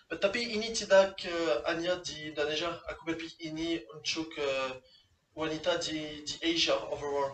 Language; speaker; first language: Indonesian; non-native, learner; French